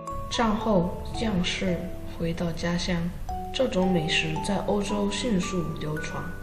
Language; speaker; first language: Chinese; non-native, learner; Hungarian